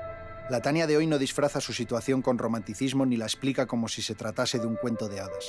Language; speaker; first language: Spanish; native; Spanish